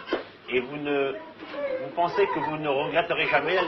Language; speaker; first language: French; native; French